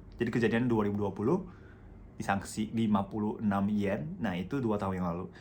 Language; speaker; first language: Indonesian; non-native, fluent; Japanese